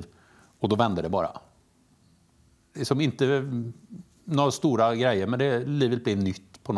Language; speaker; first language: Swedish; native; Swedish